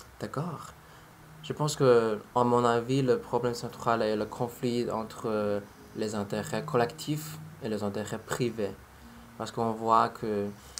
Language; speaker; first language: French; non-native, learner; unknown